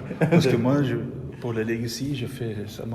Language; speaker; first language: French; non-native, local second language; Dutch